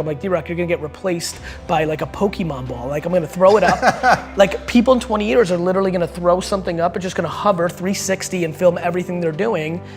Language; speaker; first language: English; early bilingual, other home language; Russian